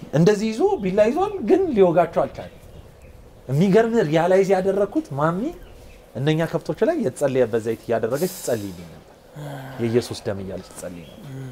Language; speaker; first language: Amharic; native; Amharic